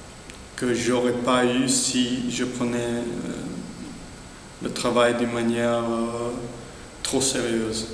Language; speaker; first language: French; non-native, fluent; Spanish